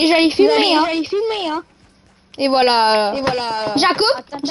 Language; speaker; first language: French; native; French